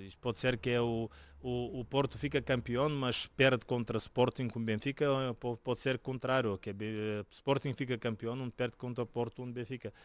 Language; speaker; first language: Portuguese; non-native, fluent; Bulgarian